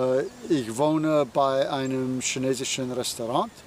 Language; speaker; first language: German; non-native, fluent; English